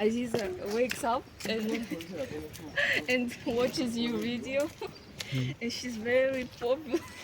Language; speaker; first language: English; non-native, learner; Russian